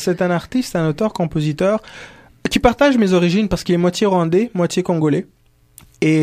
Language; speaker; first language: French; non-native, local second language; Kinyarwanda